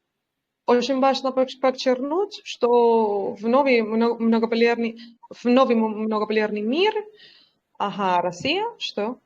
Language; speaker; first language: Russian; non-native, learner; Spanish